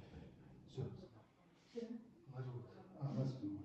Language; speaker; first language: Russian; non-native, local second language; Kazakh